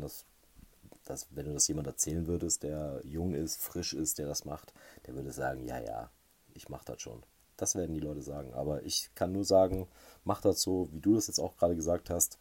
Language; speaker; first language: German; native; German